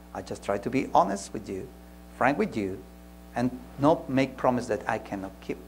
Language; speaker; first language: English; non-native, fluent; Spanish